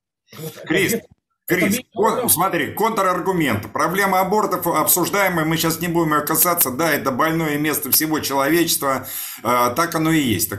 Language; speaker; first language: Russian; native; Russian